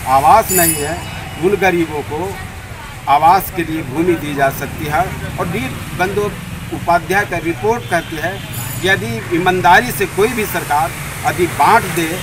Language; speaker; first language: Hindi; native; Hindi